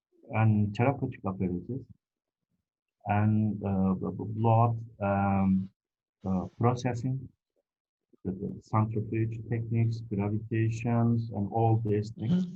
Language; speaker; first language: English; non-native, fluent; Turkish